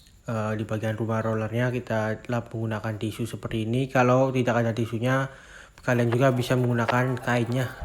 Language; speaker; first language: Indonesian; native; Indonesian